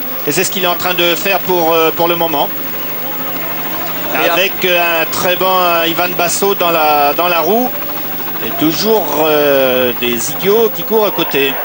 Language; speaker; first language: French; native; French